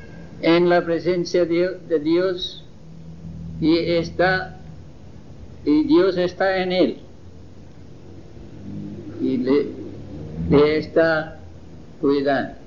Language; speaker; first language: Spanish; non-native, fluent; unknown